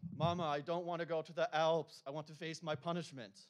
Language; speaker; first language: English; native; English